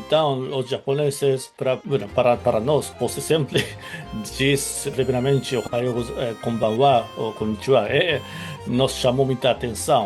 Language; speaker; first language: Portuguese; non-native, fluent; Japanese